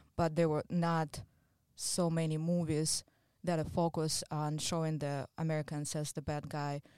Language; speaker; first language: English; non-native, fluent; Russian